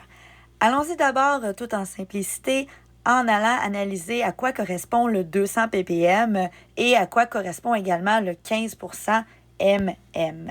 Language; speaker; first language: French; native; French